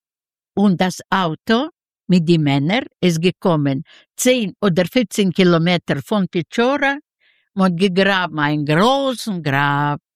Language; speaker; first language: German; non-native, learner; Yiddish